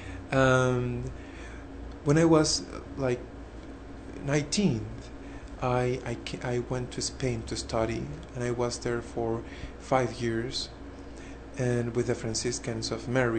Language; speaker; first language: English; non-native, fluent; Spanish